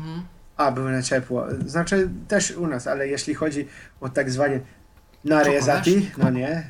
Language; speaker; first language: Polish; non-native, fluent; Slovenian